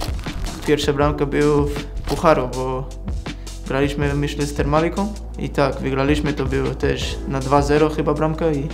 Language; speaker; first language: Polish; non-native, learner; English